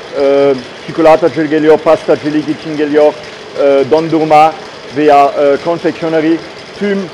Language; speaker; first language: Turkish; non-native, learner; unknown